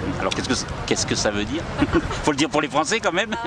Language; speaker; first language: French; native; French